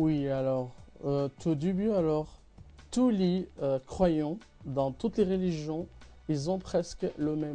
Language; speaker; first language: French; non-native, fluent; Arabic